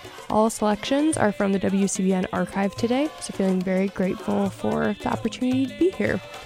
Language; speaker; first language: English; native; English